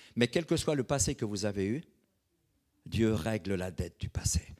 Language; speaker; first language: French; native; French